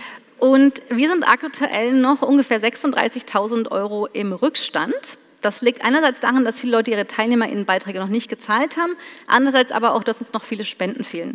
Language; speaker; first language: German; native; German